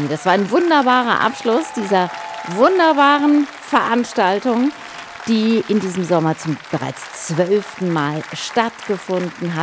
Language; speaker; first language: German; native; German